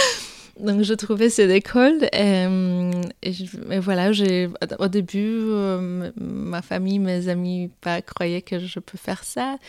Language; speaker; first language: French; non-native, fluent; Polish